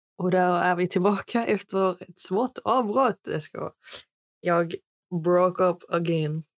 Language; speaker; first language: Swedish; non-native, fluent; Arabic